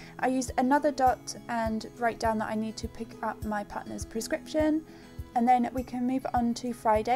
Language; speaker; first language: English; native; English